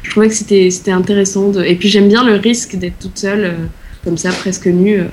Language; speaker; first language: French; early bilingual, other home language; Portuguese